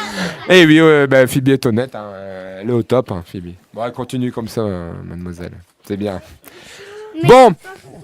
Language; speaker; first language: French; native; French